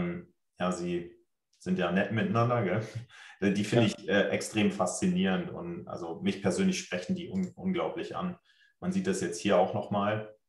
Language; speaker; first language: German; native; German